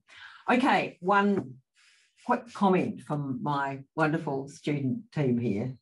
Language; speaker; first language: English; native; English